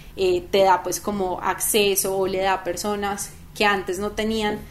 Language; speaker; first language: Spanish; native; Spanish